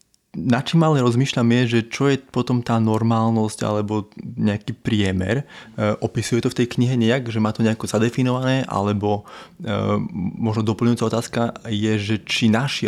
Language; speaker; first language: Slovak; native; Slovak